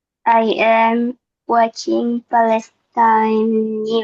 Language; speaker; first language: English; non-native, learner; Indonesian